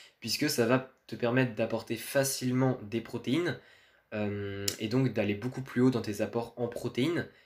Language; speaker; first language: French; native; French